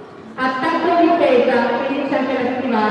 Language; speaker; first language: Italian; native; Italian